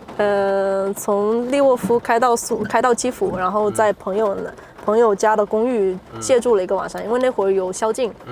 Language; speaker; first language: Chinese; native; Chinese